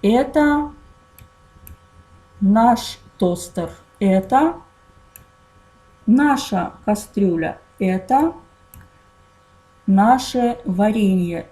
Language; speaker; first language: Russian; non-native, fluent; Azerbaijani